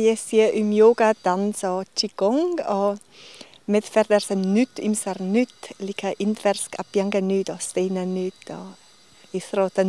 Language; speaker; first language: Icelandic; non-native, learner; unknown